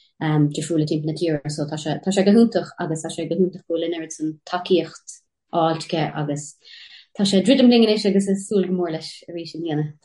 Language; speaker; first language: Irish; native; Irish